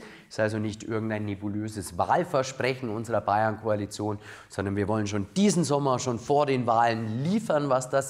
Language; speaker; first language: German; native; German